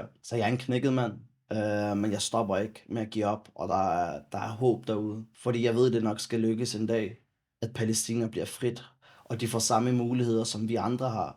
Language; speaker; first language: Danish; early bilingual, other home language; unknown